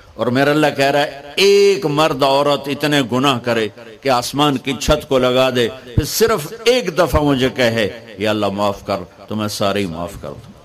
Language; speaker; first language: Urdu; non-native, local second language; Punjabi